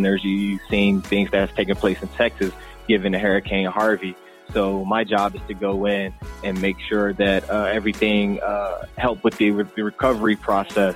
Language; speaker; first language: English; native; English